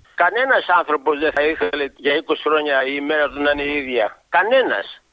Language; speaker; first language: Greek; native; Greek